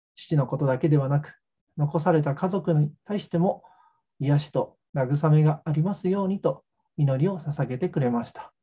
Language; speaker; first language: Japanese; native; Japanese